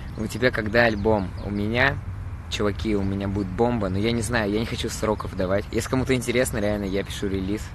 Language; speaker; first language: Russian; native; Russian